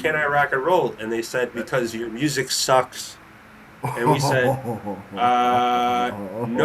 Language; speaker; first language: English; native; English